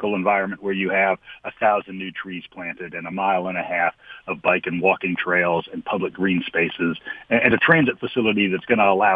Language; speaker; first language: English; native; English